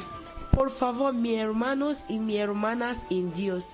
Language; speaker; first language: Spanish; non-native, learner; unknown